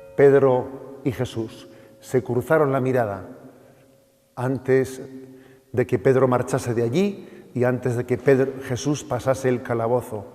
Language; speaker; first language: Spanish; native; Spanish